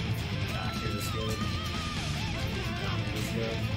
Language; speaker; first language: English; native; English